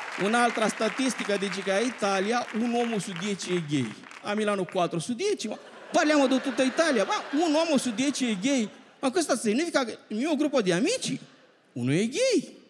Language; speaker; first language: Italian; non-native, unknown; Romanian